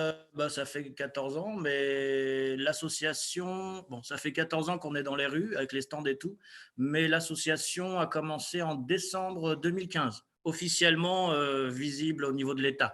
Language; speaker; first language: French; native; French